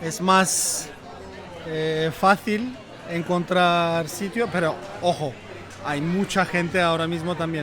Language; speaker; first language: Spanish; non-native, fluent; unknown